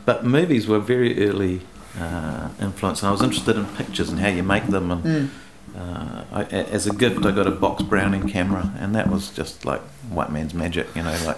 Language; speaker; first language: English; non-native, local second language; Greek